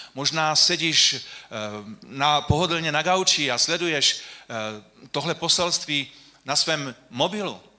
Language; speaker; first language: Czech; non-native, local second language; Polish